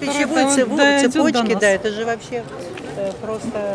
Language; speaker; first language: Russian; native; Russian